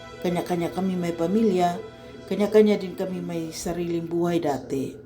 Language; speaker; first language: Filipino; non-native, local second language; Cebuano